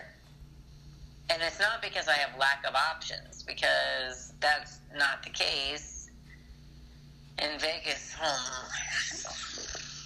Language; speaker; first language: English; native; English